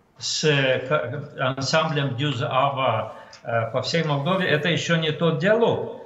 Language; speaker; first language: Russian; non-native, local second language; Romanian